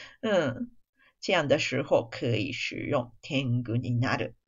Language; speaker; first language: Chinese; non-native, fluent; Japanese